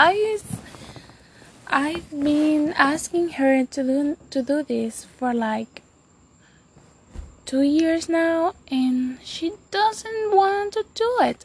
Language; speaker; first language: English; non-native, fluent; Spanish